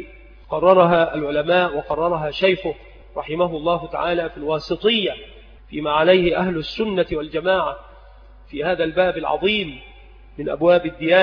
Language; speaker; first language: Arabic; native; Arabic